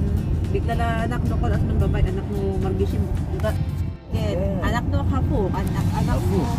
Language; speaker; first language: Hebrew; non-native, learner; Filipino